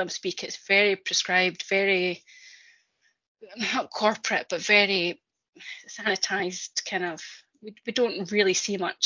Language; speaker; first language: English; native; English